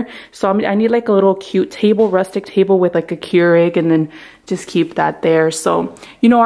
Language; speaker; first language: English; early bilingual, other home language; Spanish